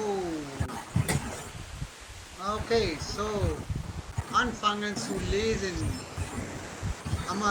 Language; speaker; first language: German; non-native, fluent; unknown